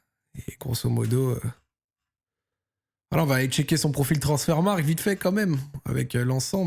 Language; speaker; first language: French; native; French